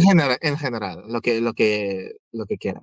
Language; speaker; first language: Spanish; non-native, fluent; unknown